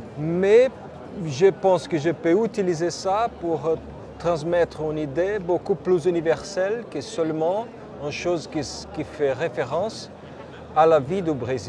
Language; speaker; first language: French; non-native, fluent; Portuguese